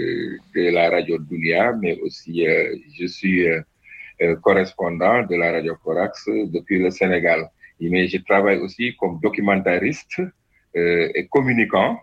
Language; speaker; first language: French; non-native, local second language; Wolof